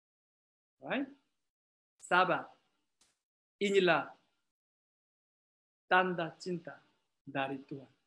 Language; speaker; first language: Indonesian; non-native, learner; Korean